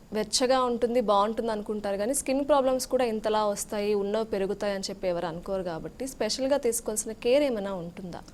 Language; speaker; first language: Telugu; native; Telugu